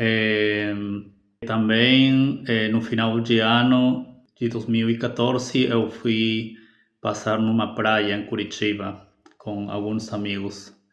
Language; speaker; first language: Portuguese; non-native, fluent; Spanish